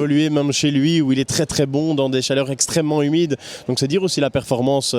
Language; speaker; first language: French; native; French